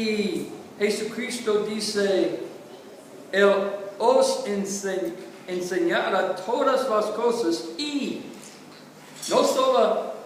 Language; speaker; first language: Spanish; non-native, learner; English